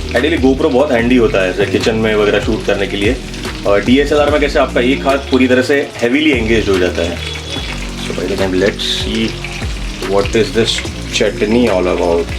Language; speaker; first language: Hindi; non-native, local second language; Marathi